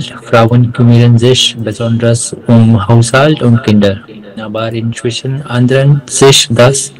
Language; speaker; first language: German; non-native, learner; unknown